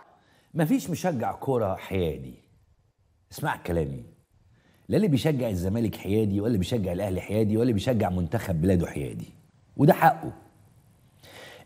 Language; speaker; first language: Arabic; native; Arabic